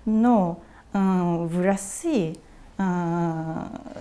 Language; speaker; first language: Russian; non-native, fluent; Japanese